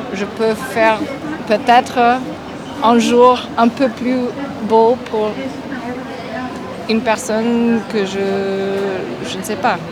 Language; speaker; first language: French; non-native, fluent; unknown